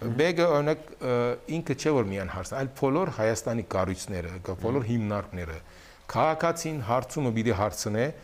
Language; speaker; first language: Armenian; early bilingual, heritage; Armenian